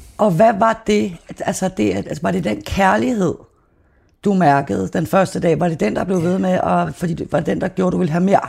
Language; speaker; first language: Danish; native; Danish